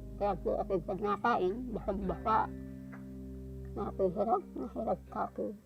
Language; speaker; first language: Filipino; native; Filipino